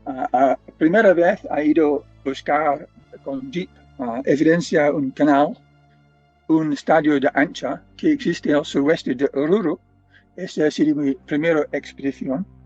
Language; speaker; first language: Spanish; non-native, fluent; English